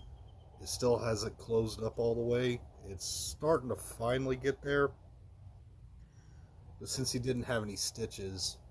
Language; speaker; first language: English; native; English